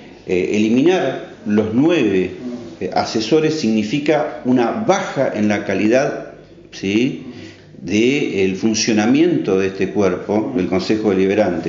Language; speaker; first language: Spanish; native; Spanish